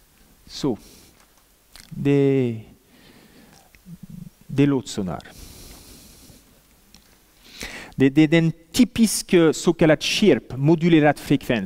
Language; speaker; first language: Swedish; non-native, fluent; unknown